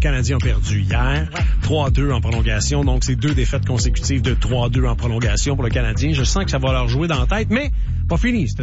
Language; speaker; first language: French; native; French